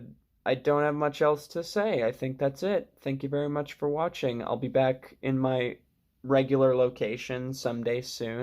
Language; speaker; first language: English; native; English